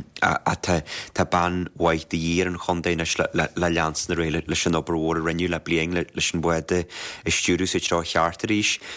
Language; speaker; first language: Irish; native; Irish